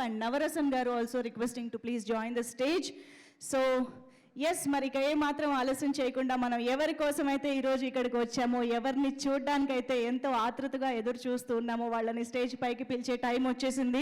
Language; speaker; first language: Telugu; native; Telugu